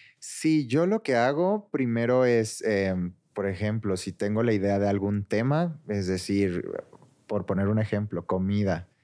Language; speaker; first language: Spanish; native; Spanish